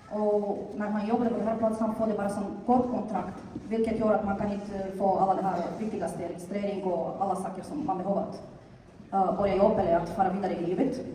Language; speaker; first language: Swedish; non-native, fluent; Bulgarian